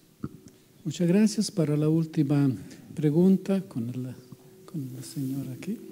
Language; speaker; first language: Spanish; non-native, fluent; Italian